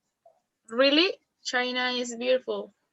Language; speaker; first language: English; non-native, learner; Spanish